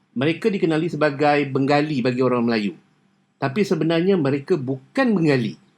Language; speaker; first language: Malay; native; Malay